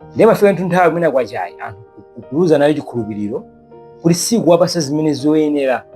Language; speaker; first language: Nyanja; non-native, local second language; Bemba